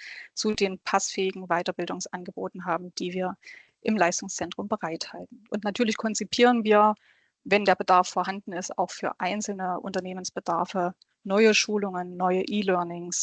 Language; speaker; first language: German; native; German